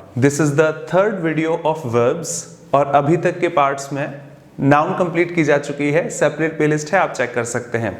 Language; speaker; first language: Hindi; native; Hindi